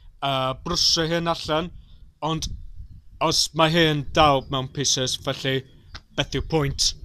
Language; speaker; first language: Welsh; non-native, learner; English